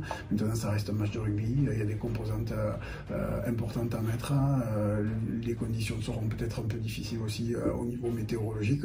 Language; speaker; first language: French; native; French